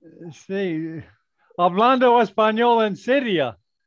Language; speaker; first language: Spanish; non-native, learner; English